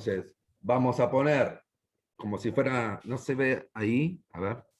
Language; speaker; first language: Spanish; native; Spanish